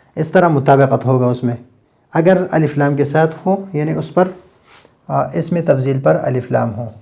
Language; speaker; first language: Urdu; non-native, local second language; Pashto